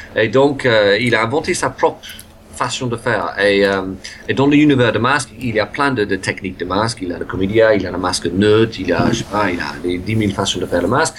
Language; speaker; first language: French; non-native, fluent; English